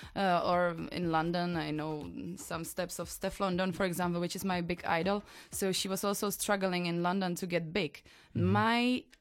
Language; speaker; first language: English; non-native, fluent; Czech